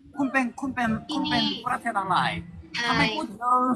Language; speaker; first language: Thai; non-native, learner; Korean